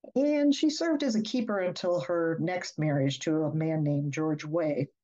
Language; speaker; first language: English; native; English